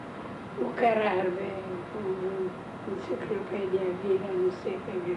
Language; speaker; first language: Hebrew; non-native, fluent; Arabic